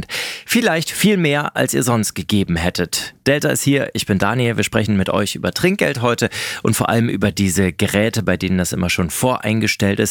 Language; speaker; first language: German; native; German